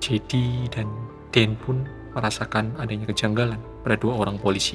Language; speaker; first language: Indonesian; native; Indonesian